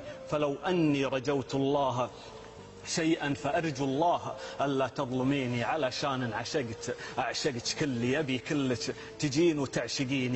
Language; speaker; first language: Arabic; native; Arabic